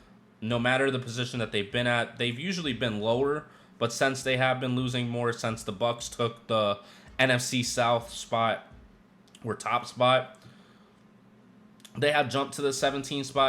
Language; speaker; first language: English; native; English